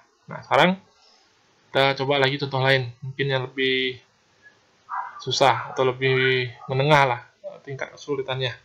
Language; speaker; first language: Indonesian; native; Indonesian